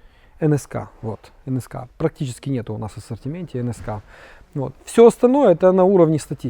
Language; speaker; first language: Russian; native; Russian